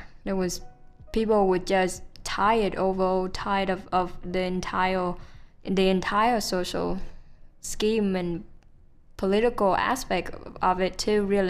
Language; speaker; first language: English; non-native, fluent; Vietnamese